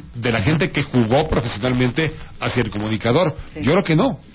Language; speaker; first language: Spanish; native; Spanish